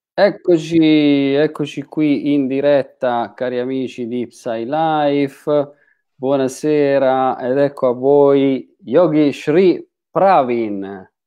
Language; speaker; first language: Italian; native; Italian